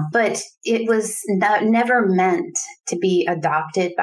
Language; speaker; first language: English; native; English